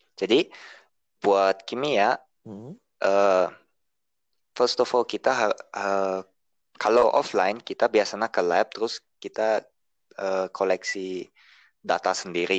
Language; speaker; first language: Indonesian; early bilingual, heritage; Indonesian